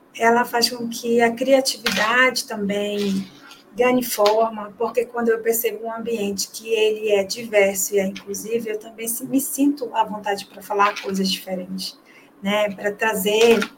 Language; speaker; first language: Portuguese; native; Portuguese